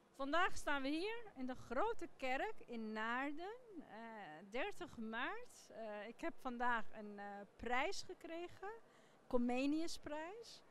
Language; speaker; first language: Dutch; non-native, fluent; Persian